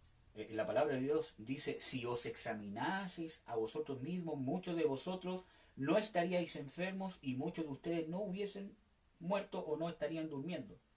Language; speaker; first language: Spanish; native; Spanish